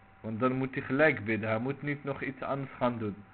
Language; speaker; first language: Dutch; non-native, local second language; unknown